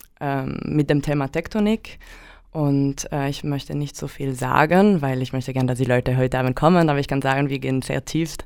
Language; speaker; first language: German; non-native, local second language; French